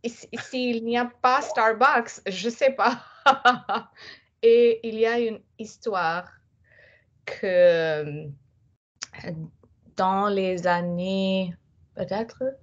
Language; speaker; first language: French; non-native, fluent; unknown